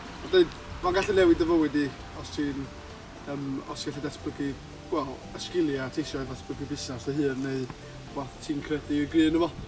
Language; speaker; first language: Welsh; native; Welsh